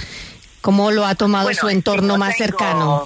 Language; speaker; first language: Spanish; native; Spanish